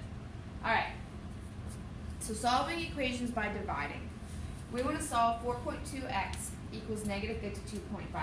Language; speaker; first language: English; native; English